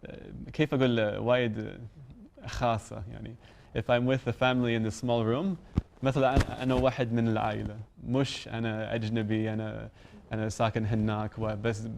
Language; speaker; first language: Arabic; non-native, learner; English